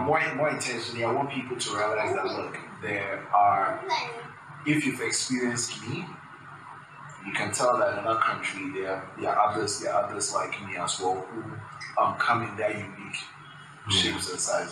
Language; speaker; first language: English; non-native, local second language; Akan